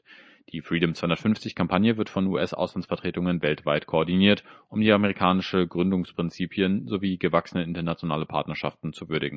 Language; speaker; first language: German; native; German